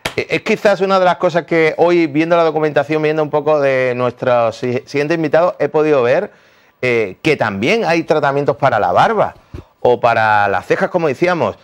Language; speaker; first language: Spanish; native; Spanish